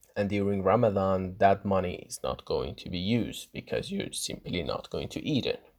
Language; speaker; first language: English; non-native, fluent; Persian